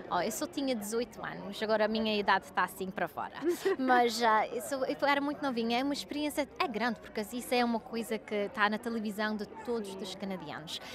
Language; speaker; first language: Portuguese; early bilingual, heritage; English